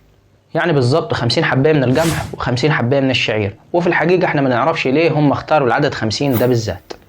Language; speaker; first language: Arabic; native; Arabic